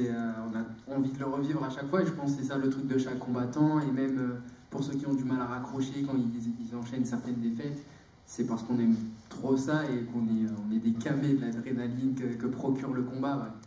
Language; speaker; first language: French; native; French